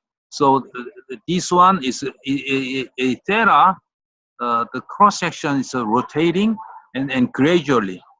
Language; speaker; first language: English; non-native, fluent; Korean